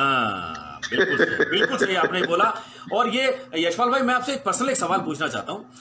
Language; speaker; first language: Hindi; native; Hindi